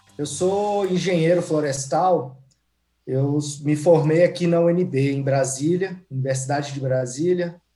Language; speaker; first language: Portuguese; early bilingual, heritage; Portuguese